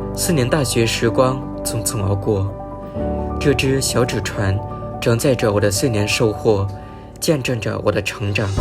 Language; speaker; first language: Chinese; non-native, fluent; Vietnamese